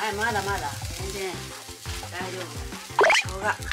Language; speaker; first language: Japanese; native; Japanese